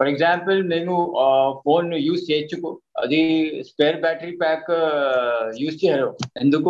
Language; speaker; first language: Telugu; non-native, local second language; Hindi